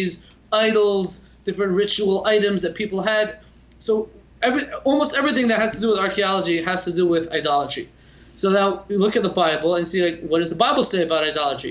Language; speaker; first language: English; native; English